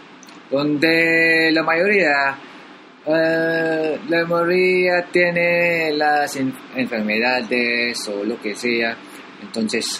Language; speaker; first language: Spanish; non-native, learner; Filipino